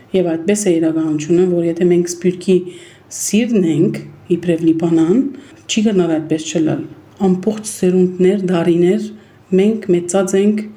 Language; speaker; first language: Armenian; early bilingual, heritage; Armenian